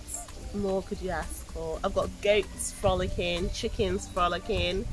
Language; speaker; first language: English; non-native, local second language; Akan